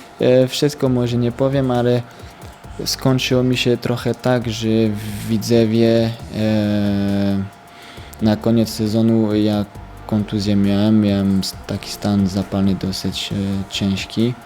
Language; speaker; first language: Polish; early bilingual, heritage; French